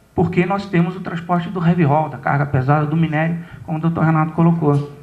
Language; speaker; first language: Portuguese; native; Portuguese